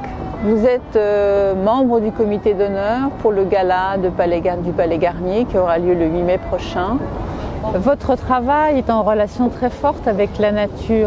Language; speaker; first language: French; native; French